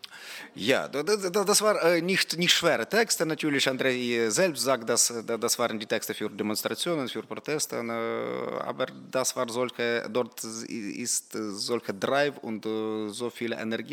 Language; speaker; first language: German; non-native, fluent; Ukrainian